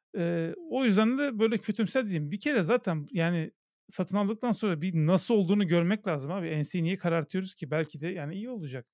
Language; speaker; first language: Turkish; native; Turkish